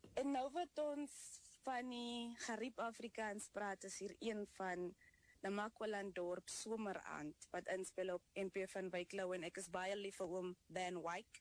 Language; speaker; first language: Afrikaans; native; Afrikaans